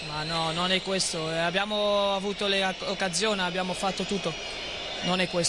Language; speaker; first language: Italian; non-native, learner; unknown